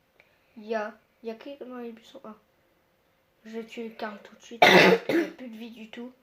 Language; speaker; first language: French; native; French